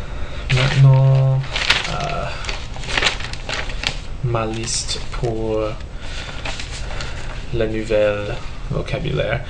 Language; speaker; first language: French; non-native, learner; English